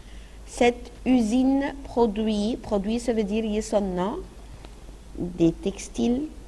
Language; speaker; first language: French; non-native, fluent; Arabic